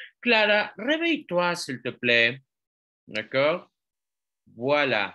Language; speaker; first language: French; non-native, fluent; Spanish